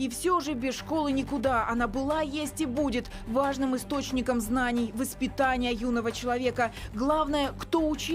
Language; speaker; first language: Russian; native; Russian